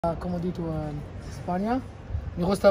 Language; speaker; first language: Spanish; non-native, learner; Arabic